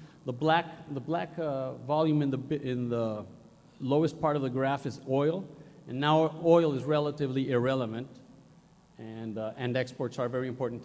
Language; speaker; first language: English; non-native, fluent; Spanish